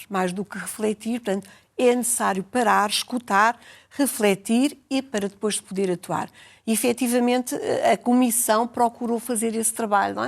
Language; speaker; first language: Portuguese; native; Portuguese